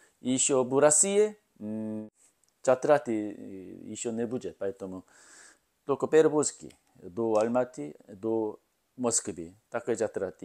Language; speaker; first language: Russian; non-native, learner; Korean